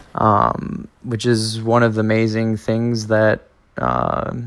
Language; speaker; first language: English; native; English